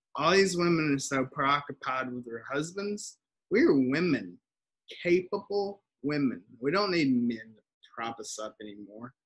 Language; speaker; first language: English; native; English